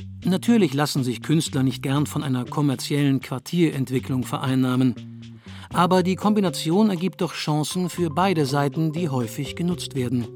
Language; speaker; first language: German; native; German